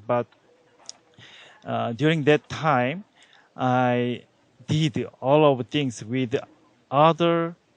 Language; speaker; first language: English; non-native, learner; Korean